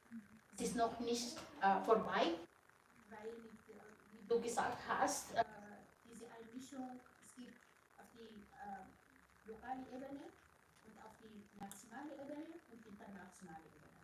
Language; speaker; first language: German; non-native, fluent; Arabic